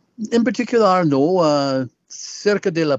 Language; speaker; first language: Spanish; non-native, learner; English